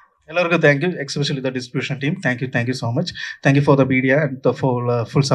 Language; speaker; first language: Tamil; non-native, local second language; Malayalam